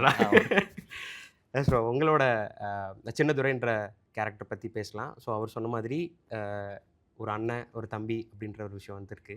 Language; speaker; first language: Tamil; native; Tamil